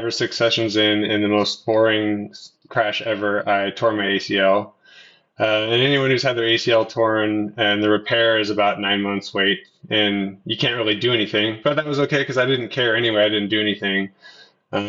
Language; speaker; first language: English; native; English